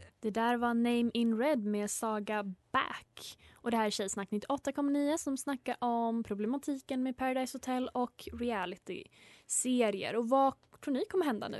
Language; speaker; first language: Swedish; native; Swedish